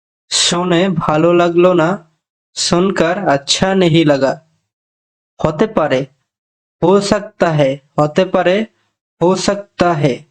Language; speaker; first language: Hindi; non-native, fluent; Bangla